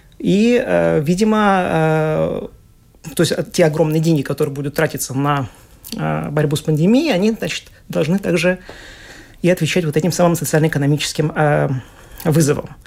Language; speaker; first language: Russian; native; Russian